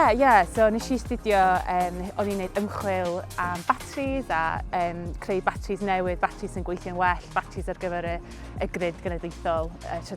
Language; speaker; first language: Welsh; native; Welsh